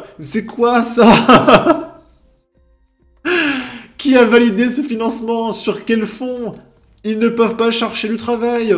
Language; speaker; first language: French; native; French